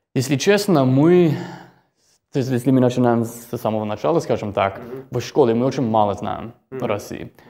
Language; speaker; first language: Russian; non-native, fluent; English